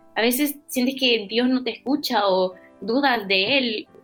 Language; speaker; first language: Spanish; native; Spanish